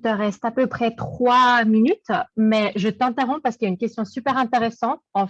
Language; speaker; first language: French; native; French